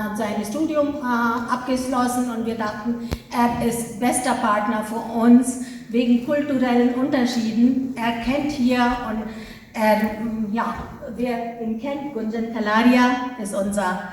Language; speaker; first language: German; non-native, fluent; Hindi